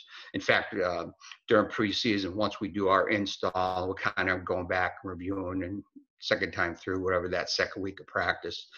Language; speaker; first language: English; native; English